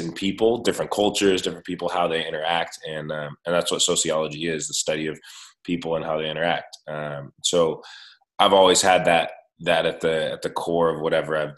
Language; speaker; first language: English; native; English